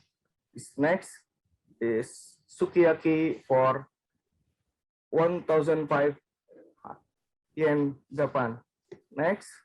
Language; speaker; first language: English; non-native, learner; Indonesian